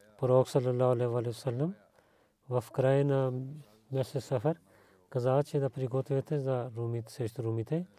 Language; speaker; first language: Bulgarian; non-native, learner; Urdu